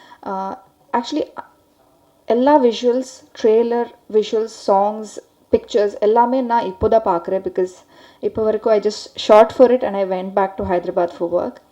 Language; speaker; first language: Tamil; non-native, learner; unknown